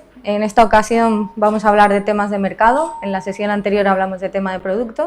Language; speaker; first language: Spanish; native; Spanish